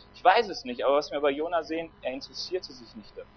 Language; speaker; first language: German; native; German